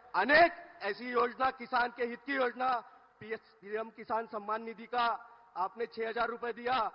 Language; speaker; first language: Hindi; non-native, local second language; Marathi